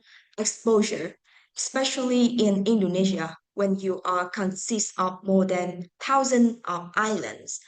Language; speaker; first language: English; non-native, fluent; Vietnamese